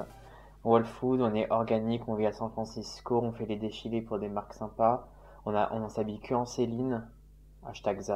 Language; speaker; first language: French; native; French